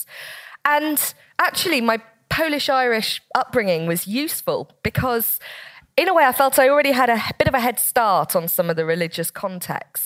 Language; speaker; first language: English; native; English